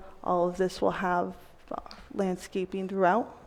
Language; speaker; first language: English; native; English